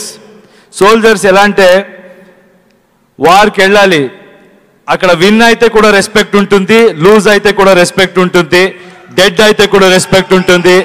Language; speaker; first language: Telugu; non-native, learner; Kannada